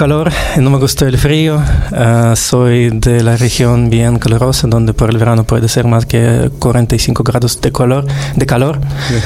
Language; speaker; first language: Spanish; non-native, fluent; Russian